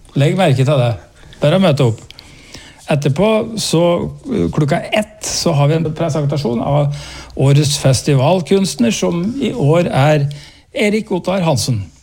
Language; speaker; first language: Norwegian; native; Norwegian